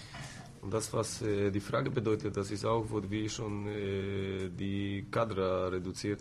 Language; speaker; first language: German; non-native, fluent; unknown